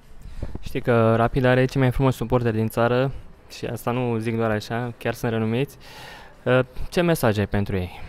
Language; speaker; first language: Romanian; native; Romanian